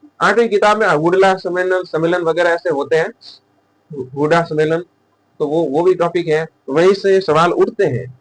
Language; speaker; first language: Hindi; native; Hindi